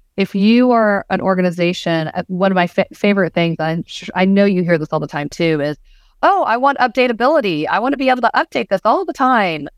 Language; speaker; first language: English; native; English